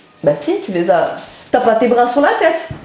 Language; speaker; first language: French; native; French